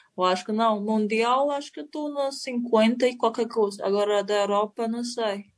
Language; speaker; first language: Portuguese; non-native, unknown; Chinese